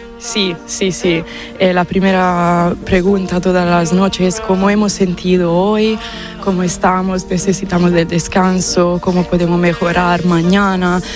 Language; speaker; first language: Spanish; non-native, fluent; Italian